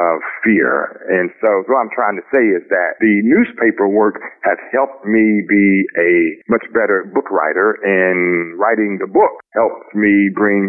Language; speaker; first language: English; native; English